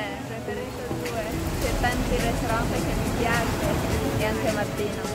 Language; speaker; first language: Italian; non-native, learner; Thai